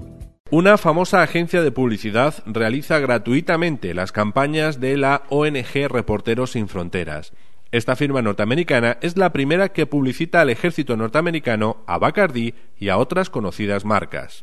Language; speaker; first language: Spanish; native; Spanish